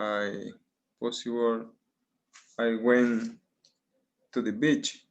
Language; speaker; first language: English; non-native, learner; Spanish